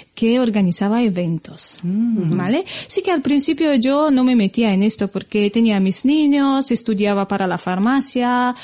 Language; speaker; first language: Spanish; non-native, fluent; Romanian